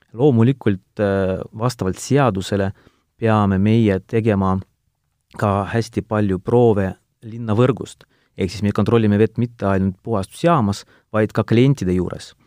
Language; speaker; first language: Estonian; non-native, local second language; Russian